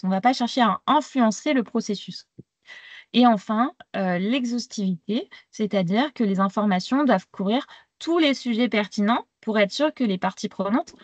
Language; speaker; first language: French; native; French